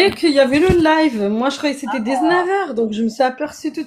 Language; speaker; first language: French; native; French